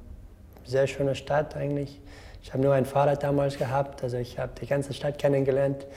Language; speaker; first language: German; non-native, fluent; English